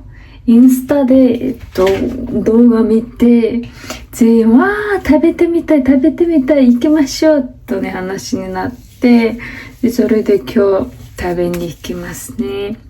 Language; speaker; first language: Japanese; non-native, fluent; Mongolian